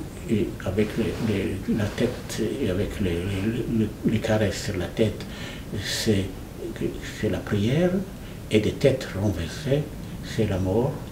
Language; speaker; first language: French; non-native, fluent; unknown